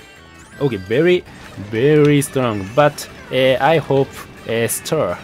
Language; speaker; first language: English; non-native, learner; Japanese